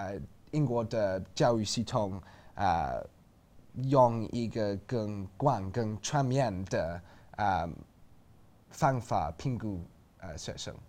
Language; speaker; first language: Chinese; non-native, learner; English